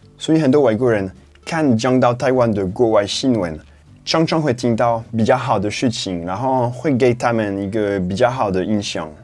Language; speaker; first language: Chinese; non-native, fluent; French